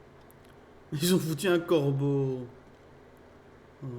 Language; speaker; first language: French; native; French